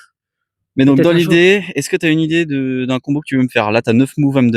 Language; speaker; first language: French; native; French